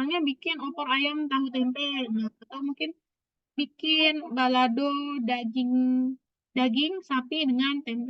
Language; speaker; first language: Indonesian; native; Indonesian